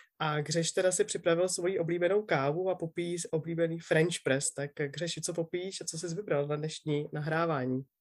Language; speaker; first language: Czech; native; Czech